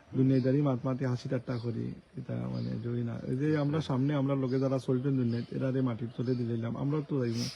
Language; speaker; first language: Bangla; native; Bangla